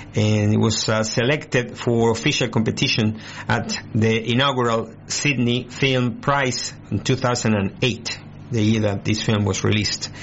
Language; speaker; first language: English; non-native, fluent; Spanish